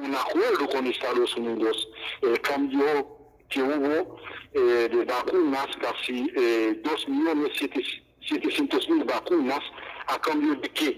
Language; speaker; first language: Spanish; non-native, fluent; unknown